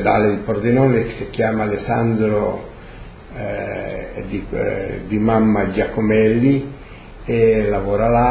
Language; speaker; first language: Italian; early bilingual, heritage; Portuguese